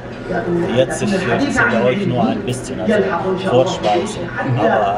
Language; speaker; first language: German; non-native, fluent; Arabic